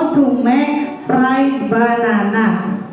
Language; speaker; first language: English; non-native, learner; Indonesian